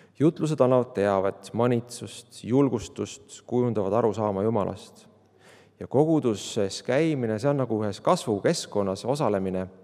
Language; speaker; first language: Estonian; native; Estonian